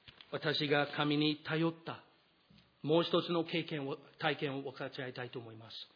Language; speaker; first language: Japanese; non-native, fluent; English